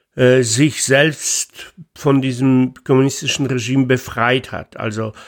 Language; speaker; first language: German; non-native, fluent; Polish